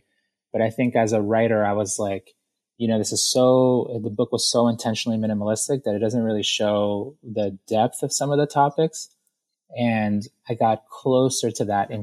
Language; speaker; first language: English; native; English